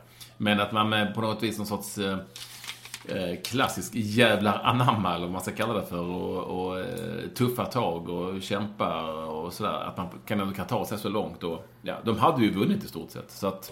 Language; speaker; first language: Swedish; native; Swedish